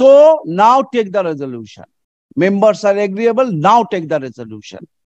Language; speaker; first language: English; non-native, local second language; Bangla